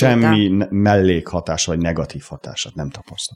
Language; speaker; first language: Hungarian; native; Hungarian